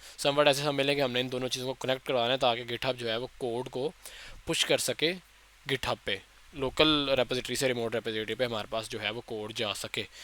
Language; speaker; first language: Urdu; native; Urdu